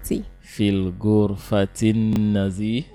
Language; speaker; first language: Arabic; non-native, fluent; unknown